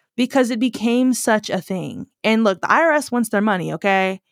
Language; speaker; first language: English; native; English